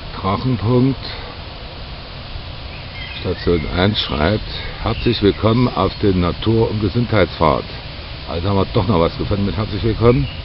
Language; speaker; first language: German; native; German